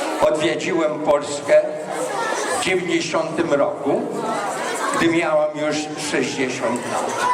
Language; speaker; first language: Polish; early bilingual, heritage; Polish